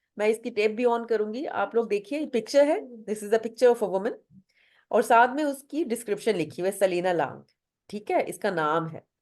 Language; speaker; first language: Urdu; non-native, local second language; Punjabi